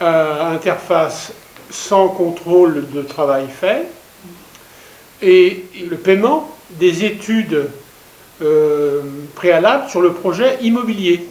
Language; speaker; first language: French; native; French